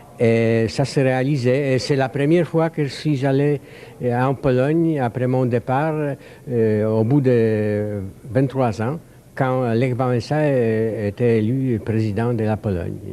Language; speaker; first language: French; non-native, fluent; Polish